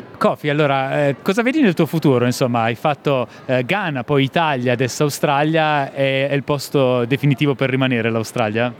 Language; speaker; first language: Italian; native; Italian